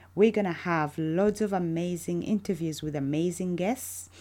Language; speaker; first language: English; non-native, local second language; Ganda